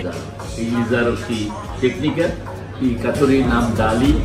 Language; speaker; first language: Russian; non-native, learner; Bangla